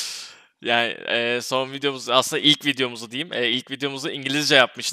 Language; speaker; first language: Turkish; native; Turkish